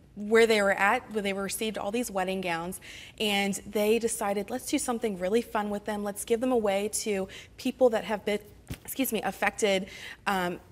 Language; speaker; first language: English; native; English